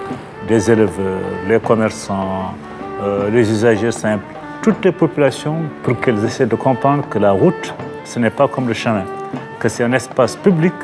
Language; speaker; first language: French; native; French